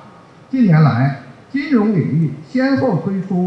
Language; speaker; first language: Chinese; native; Chinese